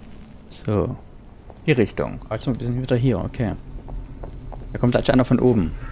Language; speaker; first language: German; native; German